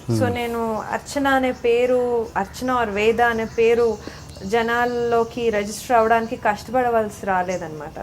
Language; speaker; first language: Telugu; native; Telugu